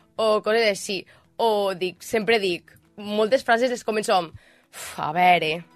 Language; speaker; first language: Catalan; native; Catalan